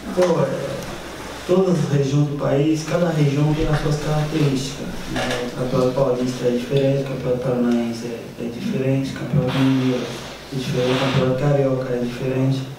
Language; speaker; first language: Portuguese; non-native, fluent; French